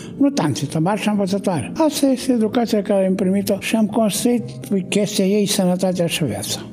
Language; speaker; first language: Romanian; native; Romanian